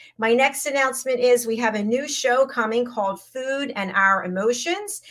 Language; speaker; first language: English; native; English